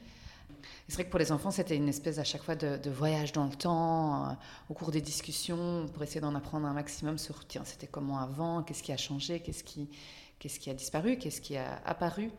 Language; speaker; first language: French; native; French